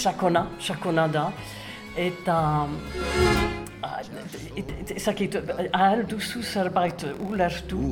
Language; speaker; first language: Basque; non-native, learner; English